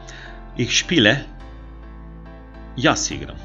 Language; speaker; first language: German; non-native, fluent; Macedonian